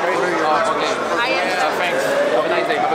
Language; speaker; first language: English; non-native, learner; French